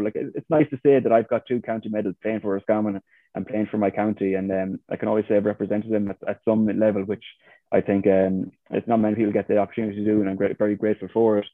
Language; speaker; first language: English; native; English